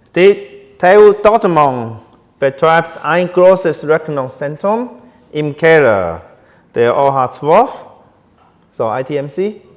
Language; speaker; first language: German; non-native, learner; Chinese